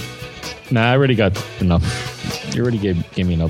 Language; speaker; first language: English; native; English